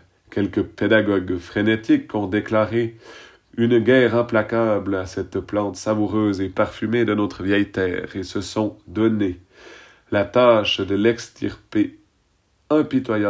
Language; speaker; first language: French; native; French